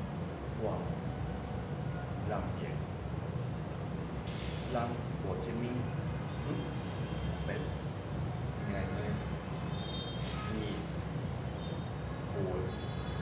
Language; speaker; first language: Vietnamese; non-native, learner; Japanese